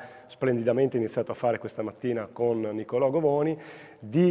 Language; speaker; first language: Italian; native; Italian